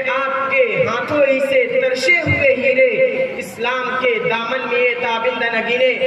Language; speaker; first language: Urdu; native; Urdu